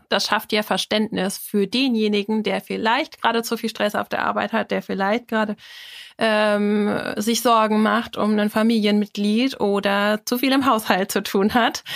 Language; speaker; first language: German; native; German